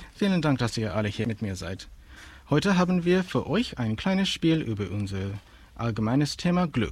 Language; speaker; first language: German; non-native, learner; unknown